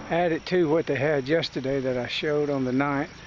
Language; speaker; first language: English; native; English